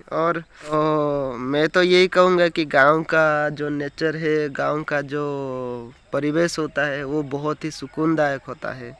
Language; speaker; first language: Hindi; non-native, local second language; Odia